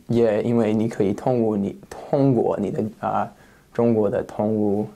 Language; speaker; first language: Chinese; non-native, learner; English